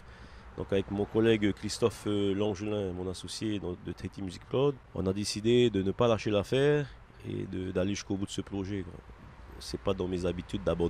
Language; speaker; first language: French; native; French